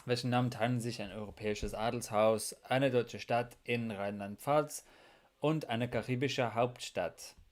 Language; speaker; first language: German; non-native, fluent; English